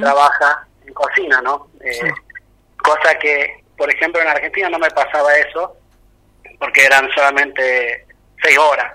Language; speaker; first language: Spanish; native; Spanish